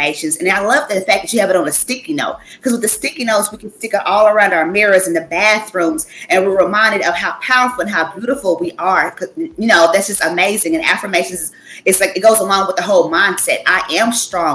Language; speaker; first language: English; native; English